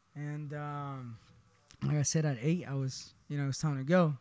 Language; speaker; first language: English; early bilingual, other home language; Spanish